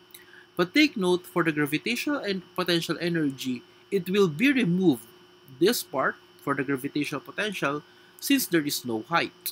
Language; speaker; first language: English; non-native, local second language; Filipino